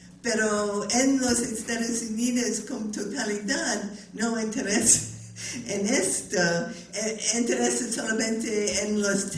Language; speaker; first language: Spanish; non-native, learner; English